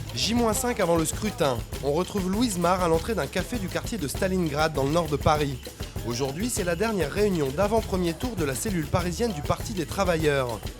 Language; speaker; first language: French; native; French